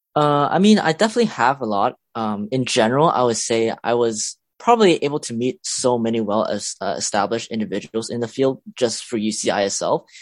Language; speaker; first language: English; non-native, local second language; Cantonese